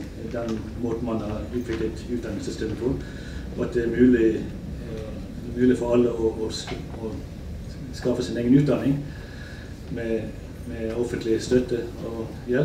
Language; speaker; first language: Norwegian; native; Norwegian